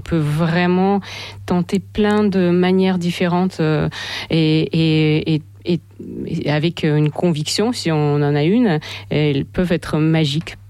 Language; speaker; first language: French; non-native, fluent; Russian